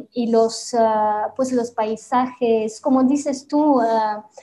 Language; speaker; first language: Spanish; non-native, fluent; Romanian